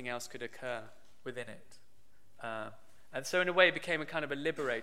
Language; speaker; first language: English; native; English